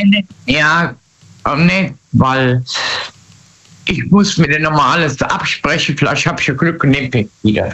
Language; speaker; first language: German; native; German